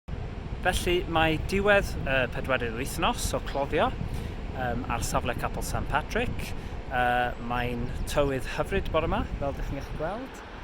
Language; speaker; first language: Welsh; native; Welsh